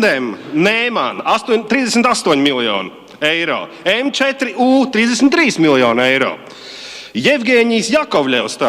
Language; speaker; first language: Latvian; native; Latvian